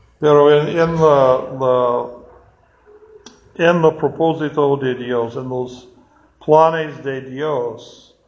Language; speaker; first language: Spanish; non-native, fluent; English